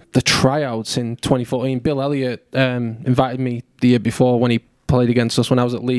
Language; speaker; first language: English; native; English